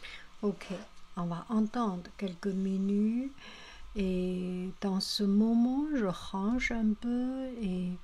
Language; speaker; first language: French; non-native, learner; Chinese